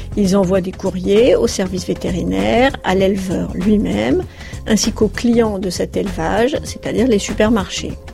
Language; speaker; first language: French; native; French